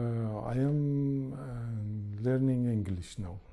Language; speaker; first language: English; non-native, learner; Persian